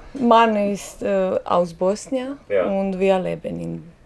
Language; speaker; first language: German; non-native, learner; Bosnian